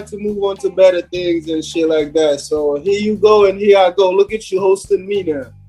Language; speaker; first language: English; early bilingual, other home language; French